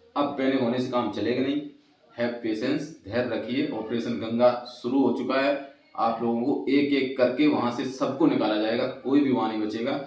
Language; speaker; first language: Hindi; native; Hindi